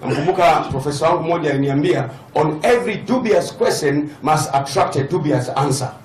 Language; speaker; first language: English; non-native, local second language; Swahili